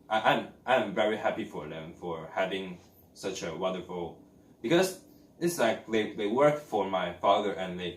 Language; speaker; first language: English; non-native, learner; Chinese